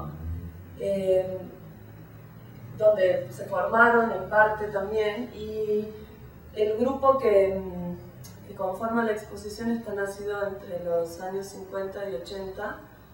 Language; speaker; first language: Spanish; native; Spanish